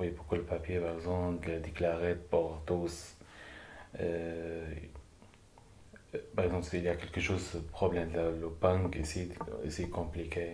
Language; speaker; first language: French; non-native, learner; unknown